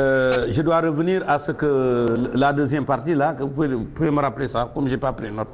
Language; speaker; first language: French; non-native, local second language; Wolof